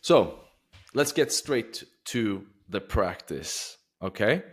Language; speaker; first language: English; non-native, fluent; Swedish